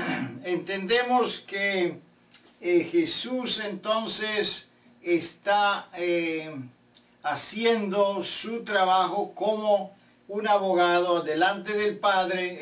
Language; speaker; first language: Spanish; non-native, fluent; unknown